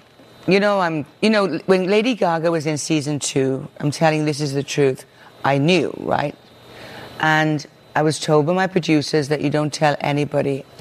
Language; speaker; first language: English; native; English